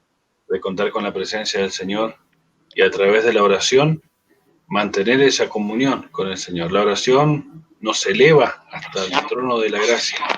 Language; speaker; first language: Spanish; native; Spanish